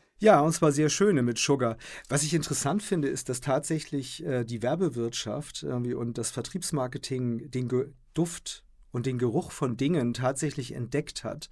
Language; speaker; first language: German; native; German